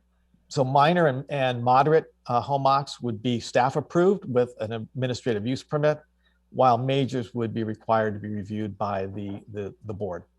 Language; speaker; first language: English; native; English